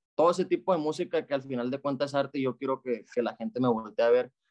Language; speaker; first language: Spanish; native; Spanish